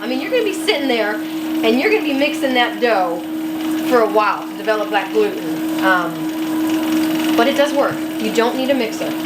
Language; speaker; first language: English; native; English